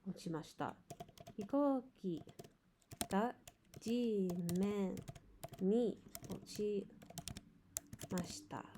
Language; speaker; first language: Japanese; non-native, learner; English